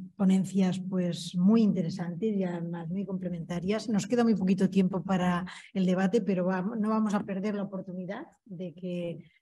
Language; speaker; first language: Spanish; non-native, local second language; Catalan